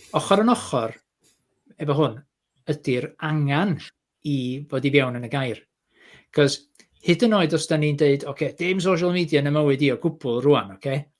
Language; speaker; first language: Welsh; native; Welsh